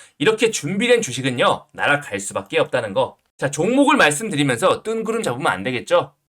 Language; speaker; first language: Korean; native; Korean